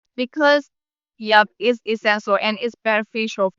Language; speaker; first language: English; non-native, learner; Vietnamese